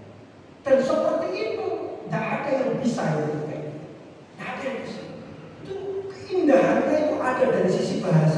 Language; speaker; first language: Indonesian; non-native, local second language; Javanese